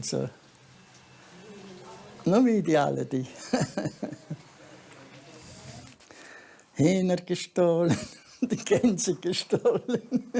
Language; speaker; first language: German; early bilingual, heritage; German